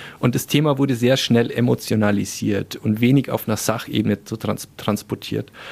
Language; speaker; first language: German; native; German